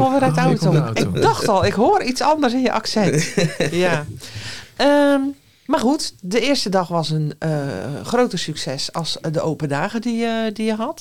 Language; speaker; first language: Dutch; native; Dutch